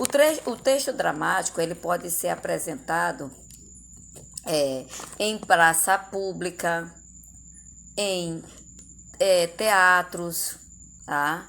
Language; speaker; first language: Portuguese; native; Portuguese